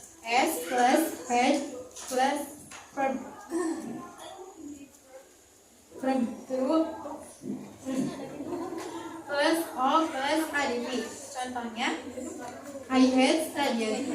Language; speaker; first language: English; non-native, learner; Indonesian